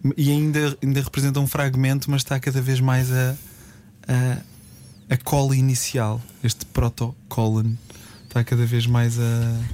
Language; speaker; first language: Portuguese; native; Portuguese